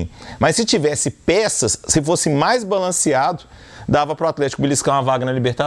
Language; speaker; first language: Portuguese; native; Portuguese